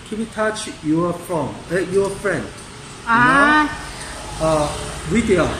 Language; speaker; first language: English; non-native, learner; Chinese